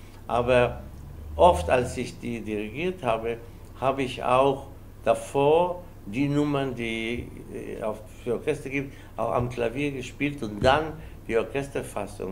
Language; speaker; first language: German; non-native, fluent; Spanish